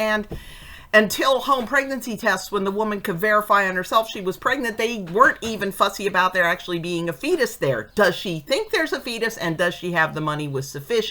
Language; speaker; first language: English; native; English